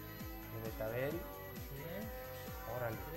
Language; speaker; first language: Spanish; native; Spanish